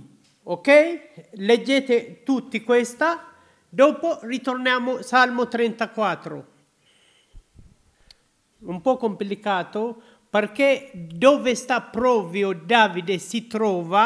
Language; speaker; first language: Italian; non-native, learner; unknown